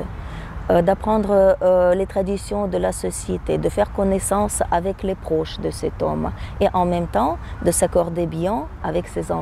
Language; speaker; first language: French; non-native, fluent; Russian